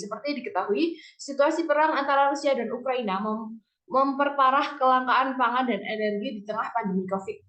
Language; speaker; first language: Indonesian; native; Indonesian